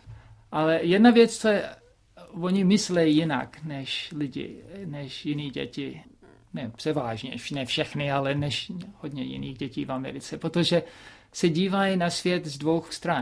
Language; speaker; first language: Czech; early bilingual, heritage; Czech